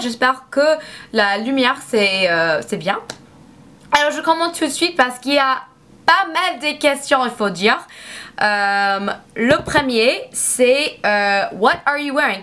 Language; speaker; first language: French; non-native, learner; English